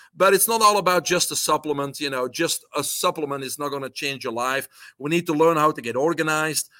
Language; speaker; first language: English; non-native, fluent; Dutch